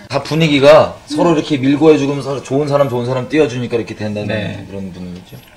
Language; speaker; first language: Korean; native; Korean